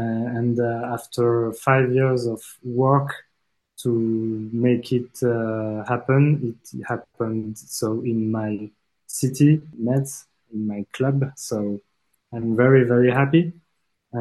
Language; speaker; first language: English; non-native, fluent; French